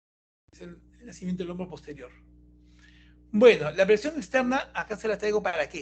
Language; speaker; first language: Spanish; native; Spanish